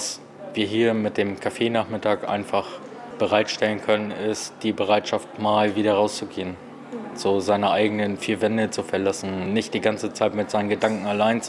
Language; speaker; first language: German; native; German